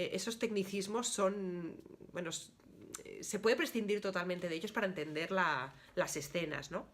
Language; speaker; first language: Spanish; native; Spanish